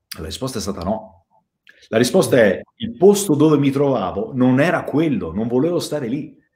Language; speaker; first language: Italian; early bilingual, heritage; Italian